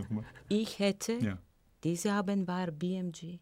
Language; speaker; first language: German; non-native, fluent; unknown